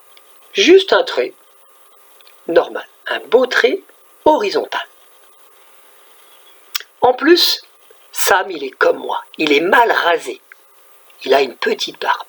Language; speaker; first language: French; native; French